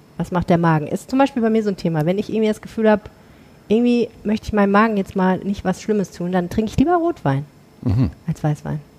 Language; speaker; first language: German; native; German